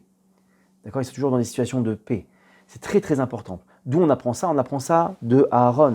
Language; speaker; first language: French; native; French